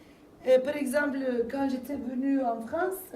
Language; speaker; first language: French; non-native, fluent; Turkish